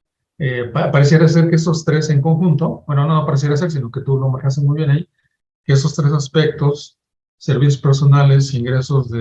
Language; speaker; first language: Spanish; native; Spanish